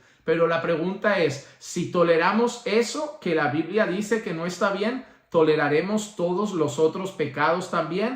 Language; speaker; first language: Spanish; native; Spanish